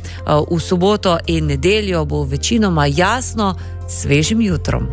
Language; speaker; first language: Slovenian; native; Slovenian